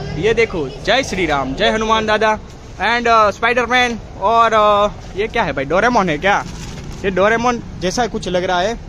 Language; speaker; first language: Hindi; non-native, local second language; Gujarati